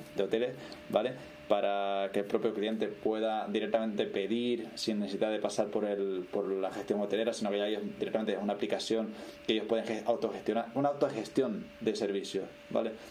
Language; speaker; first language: Spanish; native; Spanish